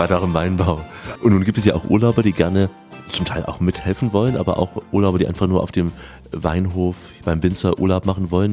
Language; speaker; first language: German; native; German